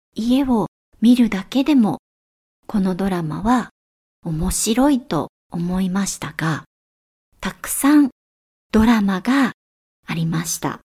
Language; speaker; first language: Japanese; native; Japanese